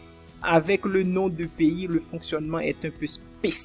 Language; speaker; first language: French; non-native, fluent; Portuguese